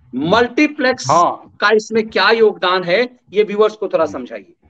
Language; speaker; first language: Hindi; native; Hindi